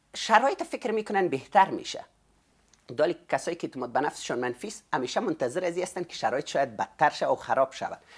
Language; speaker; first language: Persian; native; Persian